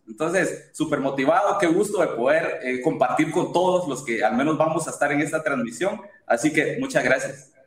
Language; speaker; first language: Spanish; native; Spanish